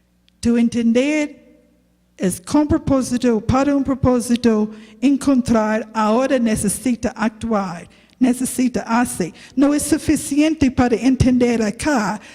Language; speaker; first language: Spanish; non-native, learner; English